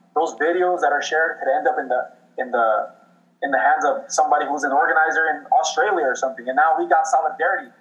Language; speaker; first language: English; native; English